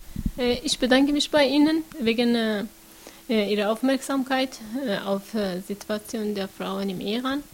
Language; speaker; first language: German; non-native, learner; Persian